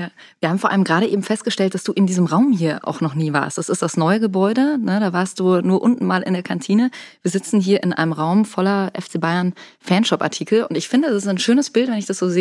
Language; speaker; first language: German; native; German